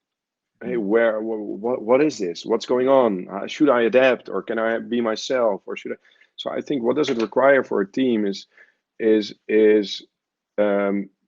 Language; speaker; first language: English; non-native, fluent; Dutch